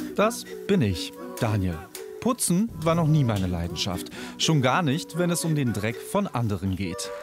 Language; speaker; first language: German; early bilingual, other home language; Croatian